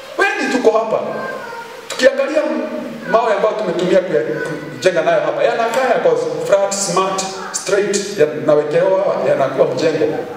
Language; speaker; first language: Swahili; non-native, local second language; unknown